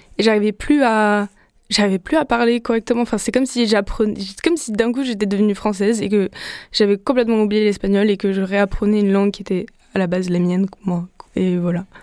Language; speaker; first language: French; early bilingual, other home language; Spanish